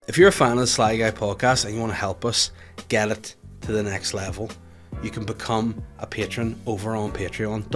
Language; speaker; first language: English; native; English